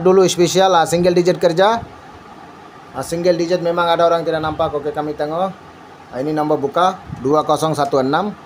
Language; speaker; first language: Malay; non-native, learner; Bangla